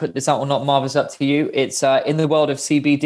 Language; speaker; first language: English; native; English